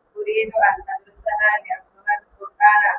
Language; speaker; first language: Arabic; non-native, learner; Bangla